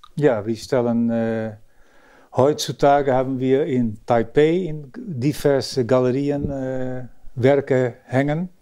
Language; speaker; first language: German; early bilingual, other home language; Dutch